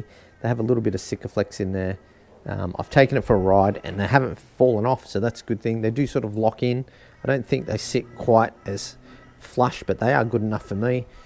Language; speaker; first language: English; native; English